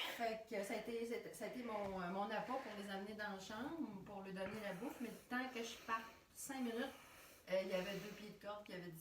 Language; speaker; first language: French; native; French